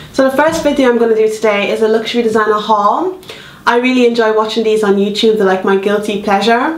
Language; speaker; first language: English; native; English